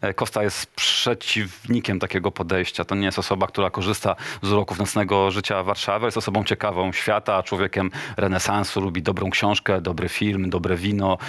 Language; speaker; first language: Polish; native; Polish